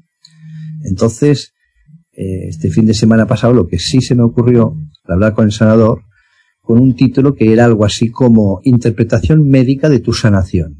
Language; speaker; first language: Spanish; native; Spanish